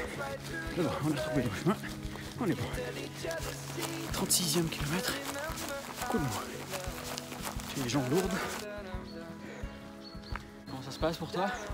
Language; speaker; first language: French; native; French